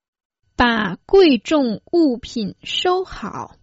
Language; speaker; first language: Chinese; non-native, fluent; Croatian